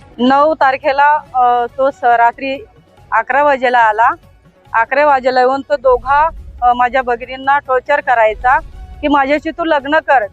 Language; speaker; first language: Marathi; non-native, local second language; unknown